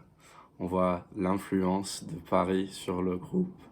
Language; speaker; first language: French; non-native, fluent; English